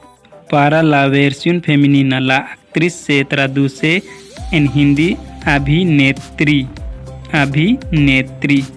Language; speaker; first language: Spanish; non-native, learner; Hindi